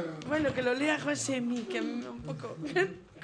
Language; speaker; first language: Spanish; native; Spanish